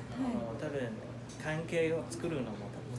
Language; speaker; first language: Japanese; non-native, fluent; Chinese